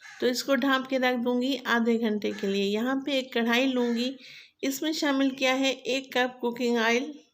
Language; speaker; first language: Urdu; non-native, local second language; Saraiki